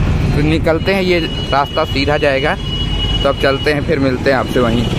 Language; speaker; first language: Hindi; native; Hindi